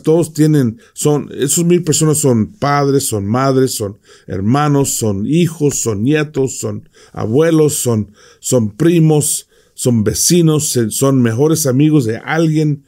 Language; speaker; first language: Spanish; non-native, fluent; English